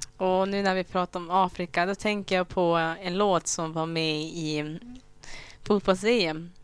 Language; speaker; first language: Swedish; early bilingual, other home language; Kinyarwanda